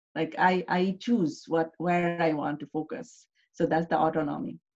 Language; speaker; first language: English; non-native, local second language; Bangla